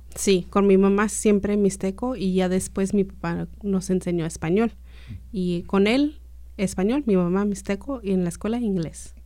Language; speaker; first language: Spanish; early bilingual, heritage; Spanish